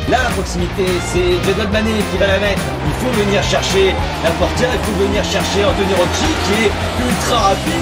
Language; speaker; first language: French; native; French